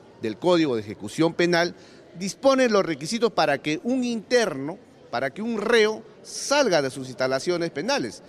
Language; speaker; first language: Spanish; native; Spanish